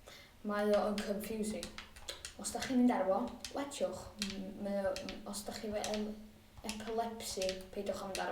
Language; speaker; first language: Welsh; native; Welsh